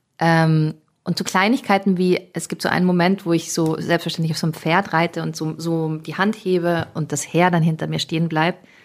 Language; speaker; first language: German; early bilingual, other home language; English